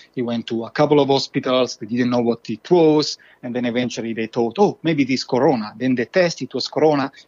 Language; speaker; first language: English; non-native, fluent; Italian